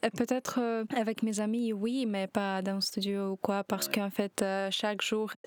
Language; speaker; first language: French; non-native, fluent; Ukrainian